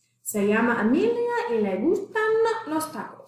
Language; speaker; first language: Spanish; non-native, fluent; English